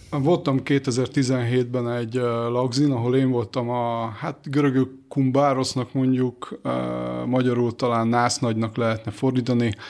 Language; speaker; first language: Hungarian; early bilingual, other home language; Greek